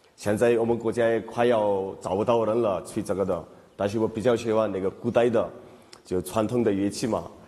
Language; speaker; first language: Chinese; non-native, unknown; Nepali